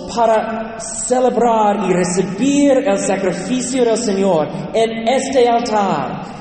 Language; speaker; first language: Spanish; non-native, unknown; English